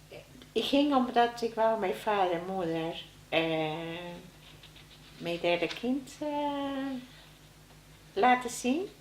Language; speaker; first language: Dutch; non-native, learner; Spanish